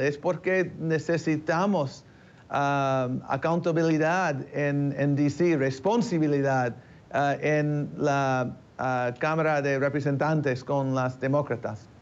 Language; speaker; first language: Spanish; early bilingual, heritage; English